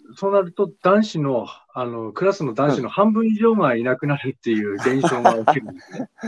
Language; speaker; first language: Japanese; native; Japanese